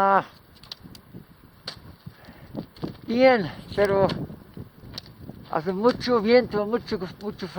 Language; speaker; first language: Spanish; non-native, learner; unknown